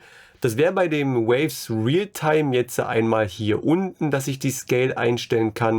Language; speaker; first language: German; native; German